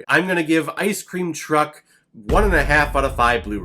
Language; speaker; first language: English; native; English